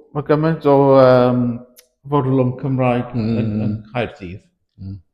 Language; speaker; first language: Welsh; native; Welsh